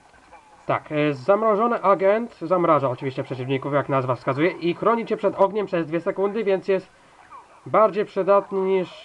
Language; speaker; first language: Polish; native; Polish